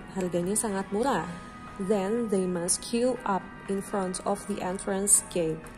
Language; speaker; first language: English; non-native, fluent; Indonesian